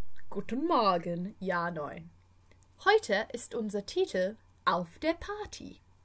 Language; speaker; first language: German; non-native, fluent; English